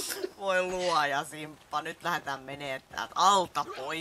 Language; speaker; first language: Finnish; native; Finnish